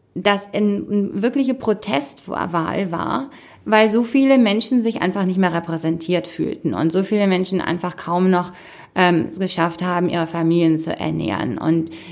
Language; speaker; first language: German; native; German